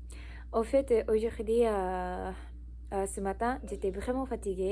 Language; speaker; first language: French; non-native, learner; Japanese